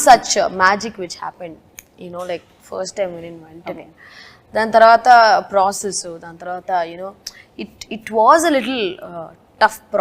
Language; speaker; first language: Telugu; non-native, fluent; Tamil